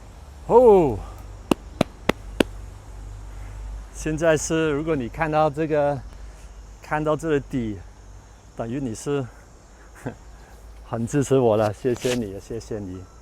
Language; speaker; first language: Chinese; non-native, local second language; Cantonese